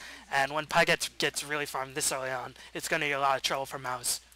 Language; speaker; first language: English; native; English